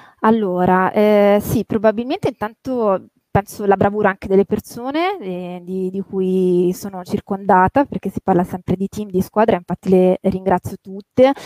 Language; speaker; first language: Italian; native; Italian